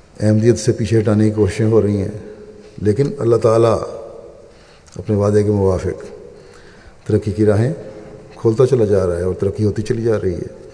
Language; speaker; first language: Urdu; native; Urdu